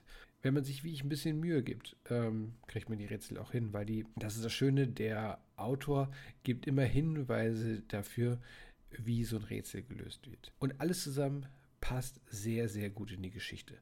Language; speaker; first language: German; native; German